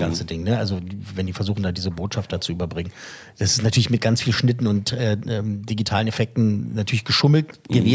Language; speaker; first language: German; native; German